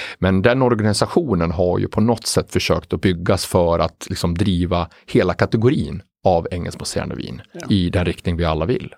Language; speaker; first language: Swedish; native; Swedish